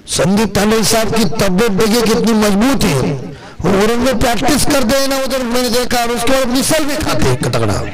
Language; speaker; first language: Hindi; non-native, local second language; Marathi